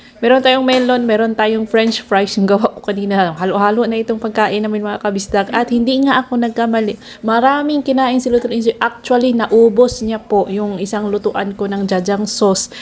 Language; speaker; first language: Filipino; non-native, local second language; Cebuano